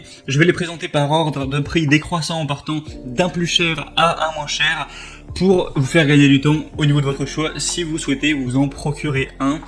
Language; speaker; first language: French; native; French